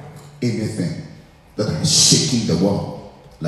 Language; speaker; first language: English; non-native, local second language; Akan